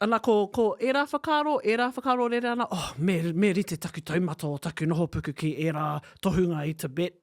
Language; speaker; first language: Māori; non-native, local second language; English